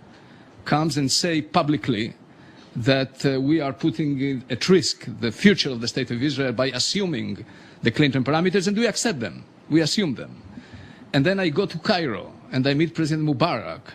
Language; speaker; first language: English; non-native, fluent; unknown